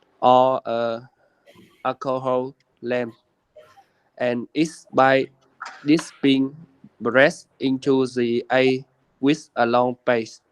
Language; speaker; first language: English; non-native, learner; Vietnamese